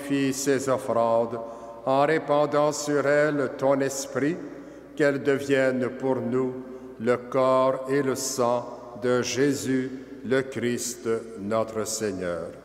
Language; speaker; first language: French; native; French